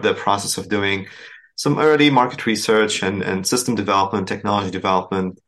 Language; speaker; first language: English; non-native, fluent; Arabic